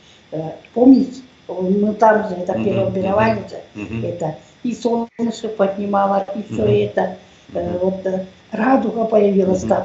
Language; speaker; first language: Russian; non-native, local second language; Tuvinian